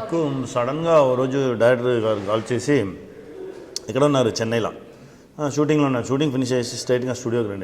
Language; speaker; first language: Telugu; non-native, local second language; Tamil